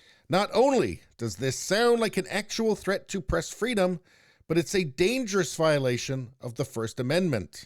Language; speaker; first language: English; native; English